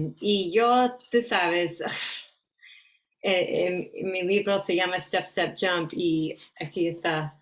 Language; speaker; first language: Spanish; early bilingual, heritage; Spanish